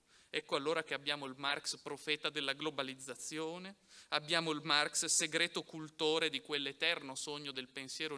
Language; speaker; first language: Italian; native; Italian